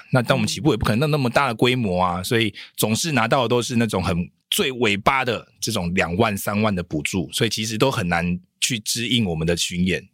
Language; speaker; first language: Chinese; native; Chinese